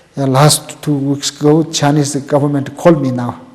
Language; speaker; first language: English; non-native, local second language; Tibetan